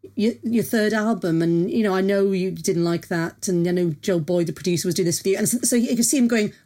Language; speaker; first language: English; native; English